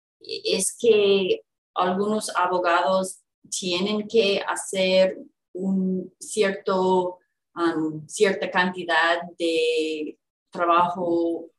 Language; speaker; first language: Spanish; non-native, fluent; English